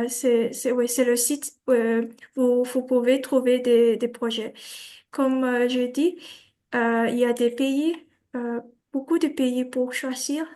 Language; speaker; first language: French; non-native, learner; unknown